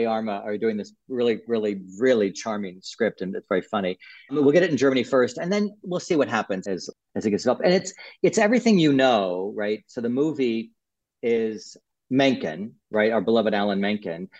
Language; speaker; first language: English; native; English